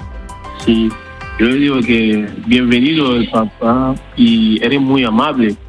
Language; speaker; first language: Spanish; non-native, learner; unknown